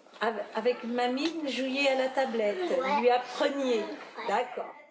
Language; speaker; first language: French; native; French